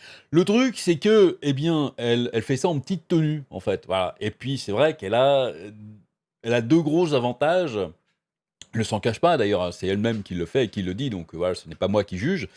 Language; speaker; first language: French; native; French